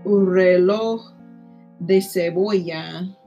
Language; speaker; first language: Spanish; non-native, fluent; English